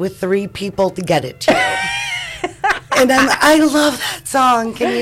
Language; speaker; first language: English; native; English